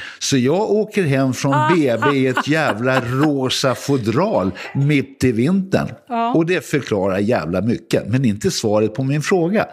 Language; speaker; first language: Swedish; native; Swedish